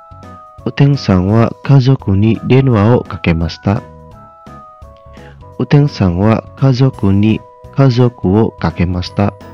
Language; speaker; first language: Japanese; non-native, fluent; Indonesian